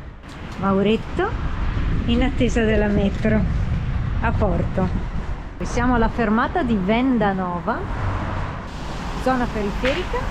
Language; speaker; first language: Italian; native; Italian